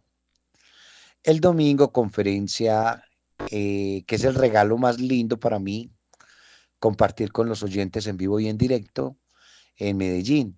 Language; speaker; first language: Spanish; native; Spanish